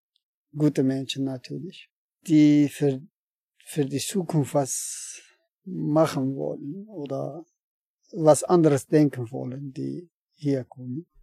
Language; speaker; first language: German; non-native, learner; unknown